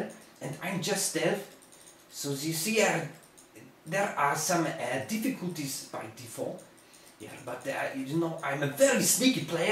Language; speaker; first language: English; non-native, learner; German